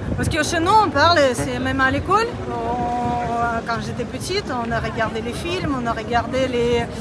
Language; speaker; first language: French; non-native, learner; Russian